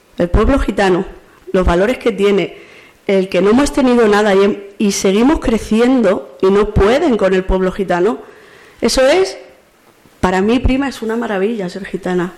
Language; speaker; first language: Spanish; native; Spanish